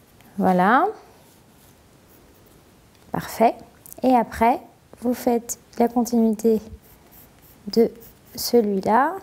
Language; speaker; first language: French; native; French